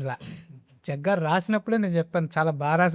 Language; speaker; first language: Telugu; native; Telugu